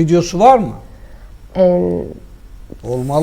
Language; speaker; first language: Turkish; native; Turkish